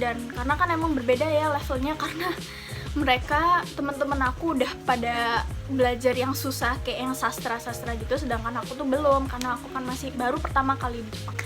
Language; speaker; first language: Indonesian; native; Indonesian